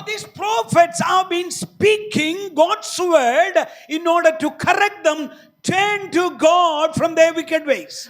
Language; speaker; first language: English; non-native, local second language; Malayalam